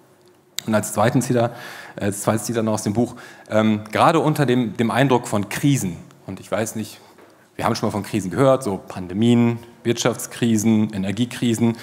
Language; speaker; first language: German; native; German